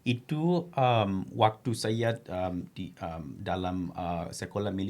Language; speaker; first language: Indonesian; non-native, local second language; Spanish